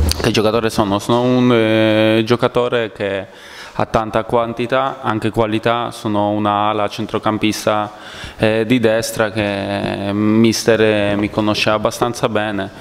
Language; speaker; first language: Italian; non-native, fluent; Polish